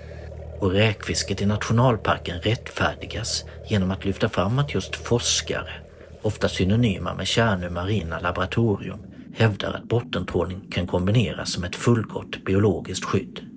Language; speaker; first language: Swedish; native; Swedish